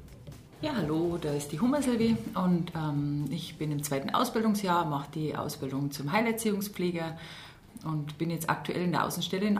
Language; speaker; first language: German; native; German